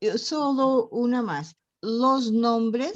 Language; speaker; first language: Spanish; non-native, learner; Portuguese